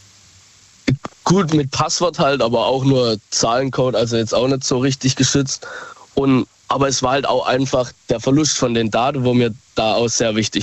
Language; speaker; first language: German; native; German